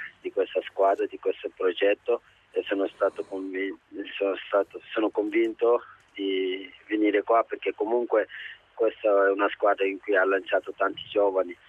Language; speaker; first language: Italian; non-native, fluent; Wolof